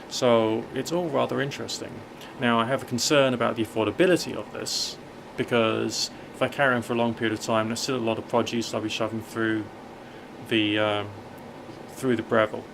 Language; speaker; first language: English; native; English